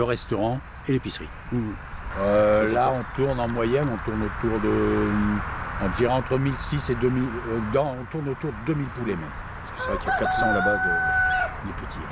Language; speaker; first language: French; native; French